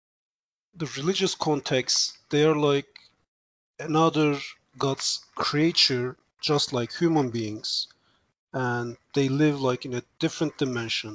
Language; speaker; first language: English; non-native, fluent; Turkish